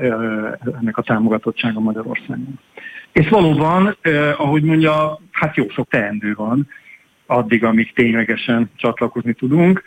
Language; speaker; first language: Hungarian; native; Hungarian